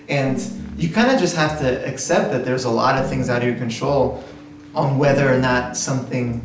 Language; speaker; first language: English; native; English